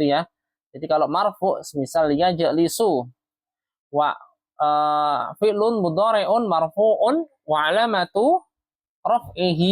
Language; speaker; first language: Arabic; non-native, fluent; Indonesian